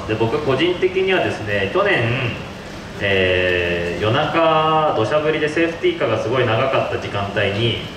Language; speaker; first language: Japanese; native; Japanese